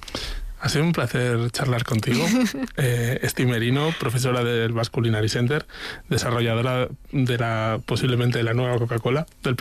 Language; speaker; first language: Spanish; native; Spanish